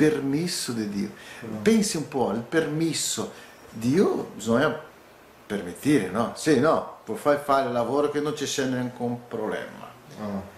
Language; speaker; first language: Italian; non-native, learner; Portuguese